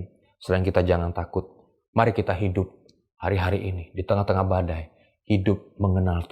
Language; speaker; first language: Indonesian; native; Indonesian